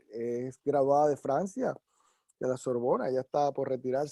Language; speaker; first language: Spanish; native; Spanish